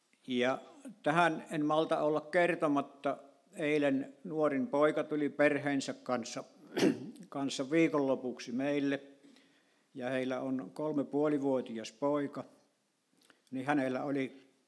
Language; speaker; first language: Finnish; native; Finnish